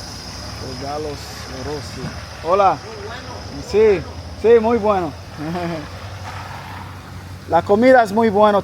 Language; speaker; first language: Spanish; non-native, learner; English